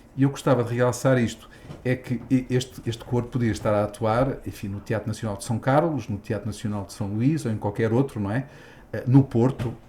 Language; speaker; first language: Portuguese; native; Portuguese